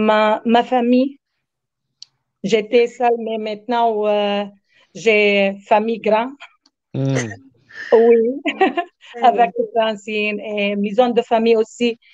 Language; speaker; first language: French; non-native, learner; Arabic